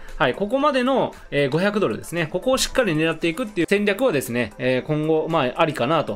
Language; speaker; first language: Japanese; native; Japanese